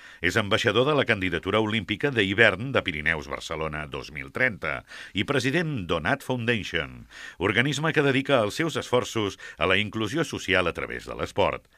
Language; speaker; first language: Catalan; native; Catalan